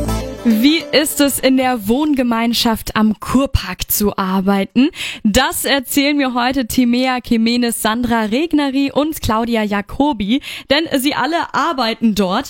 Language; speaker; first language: German; native; German